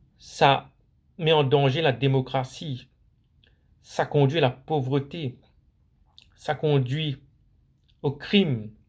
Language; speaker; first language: French; non-native, local second language; Morisyen